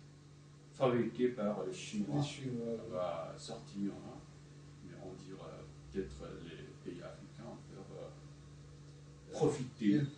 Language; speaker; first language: French; non-native, fluent; Chinese